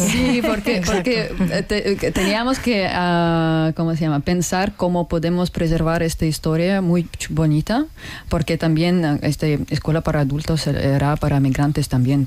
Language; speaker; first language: Spanish; non-native, learner; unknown